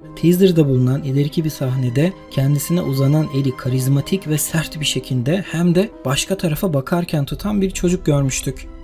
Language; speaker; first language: Turkish; native; Turkish